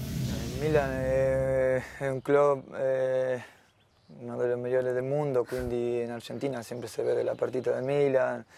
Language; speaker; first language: Italian; non-native, fluent; Spanish